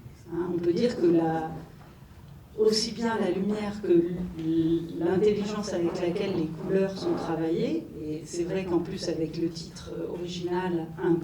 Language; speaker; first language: French; native; French